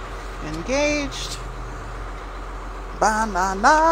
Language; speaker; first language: English; native; English